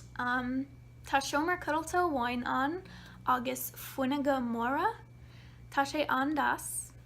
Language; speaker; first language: Irish; non-native, learner; English